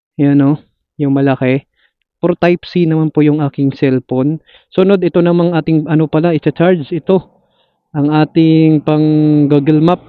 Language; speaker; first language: Filipino; non-native, local second language; Cebuano